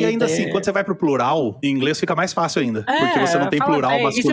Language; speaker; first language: Portuguese; native; Portuguese